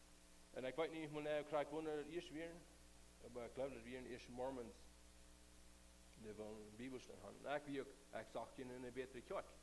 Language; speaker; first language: German; non-native, learner; Plautdietsch